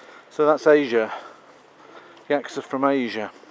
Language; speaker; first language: English; native; English